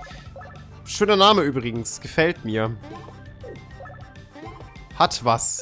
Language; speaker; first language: German; native; German